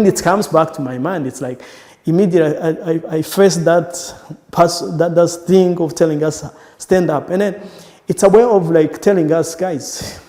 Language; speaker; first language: English; non-native, local second language; Kinyarwanda